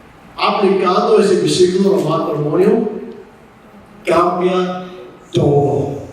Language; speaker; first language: Spanish; non-native, fluent; English